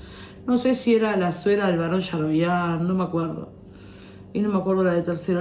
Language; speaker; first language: Spanish; native; Spanish